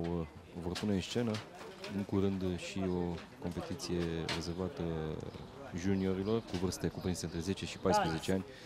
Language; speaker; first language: Romanian; native; Romanian